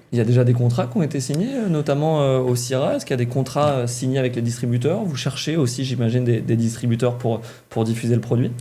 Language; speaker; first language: French; native; French